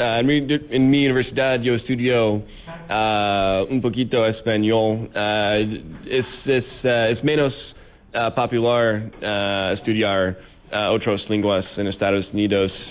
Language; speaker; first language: Spanish; non-native, learner; English